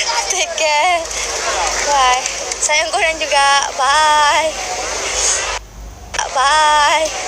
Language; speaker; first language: Indonesian; non-native, local second language; Malay